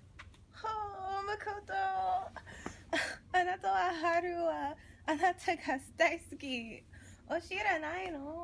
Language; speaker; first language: Japanese; non-native, learner; English